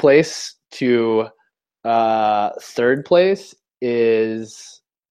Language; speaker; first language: English; native; English